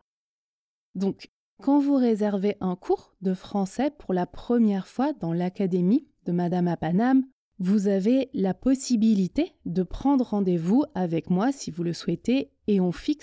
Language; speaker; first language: French; native; French